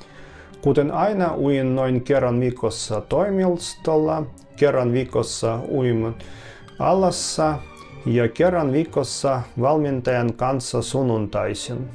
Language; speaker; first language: Finnish; non-native, fluent; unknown